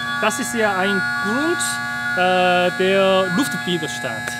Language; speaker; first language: German; non-native, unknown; Korean